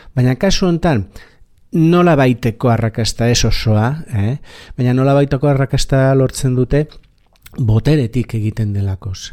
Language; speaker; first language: Basque; native; Basque